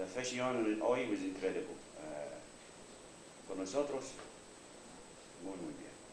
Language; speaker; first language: Spanish; non-native, learner; English